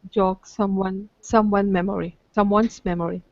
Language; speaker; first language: English; non-native, learner; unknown